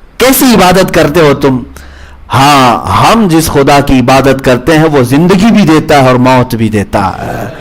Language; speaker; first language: Urdu; native; Urdu